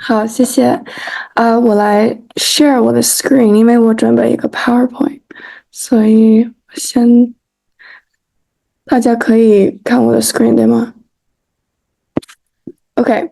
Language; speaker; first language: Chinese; early bilingual, heritage; Chinese